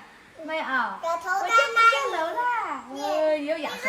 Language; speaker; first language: Chinese; native; Chinese